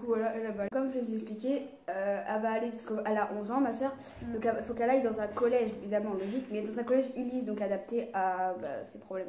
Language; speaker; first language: French; native; French